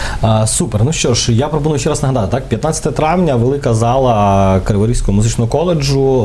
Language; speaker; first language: Ukrainian; native; Ukrainian